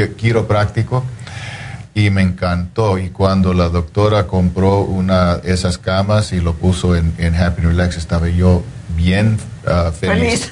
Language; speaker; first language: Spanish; non-native, fluent; English